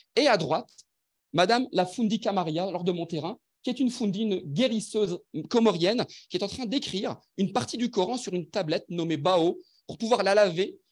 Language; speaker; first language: French; non-native, local second language; Arabic